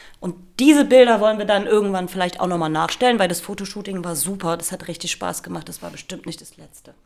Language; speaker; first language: German; native; German